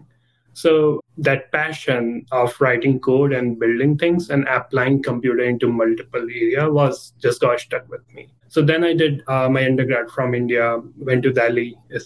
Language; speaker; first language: English; non-native, local second language; Hindi